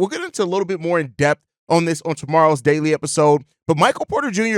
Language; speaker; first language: English; native; English